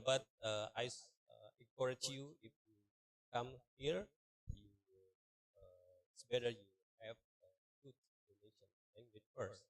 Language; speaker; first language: English; non-native, learner; Indonesian